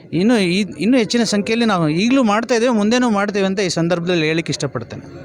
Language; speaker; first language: Kannada; native; Kannada